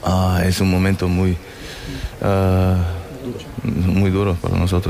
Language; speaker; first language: Spanish; non-native, learner; German